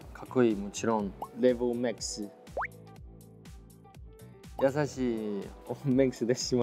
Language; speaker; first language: Japanese; non-native, learner; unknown